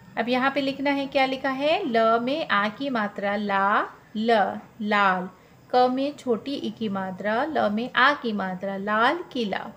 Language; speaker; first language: Hindi; native; Hindi